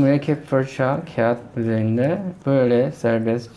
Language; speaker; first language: Turkish; non-native, fluent; Chinese